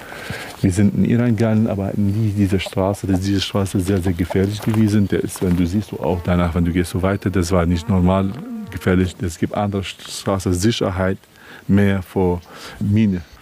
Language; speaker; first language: German; non-native, learner; Kurdish